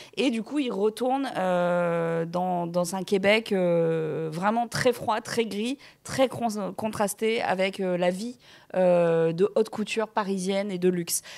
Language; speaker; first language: French; native; French